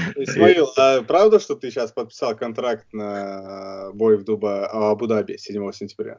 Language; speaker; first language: Russian; native; Russian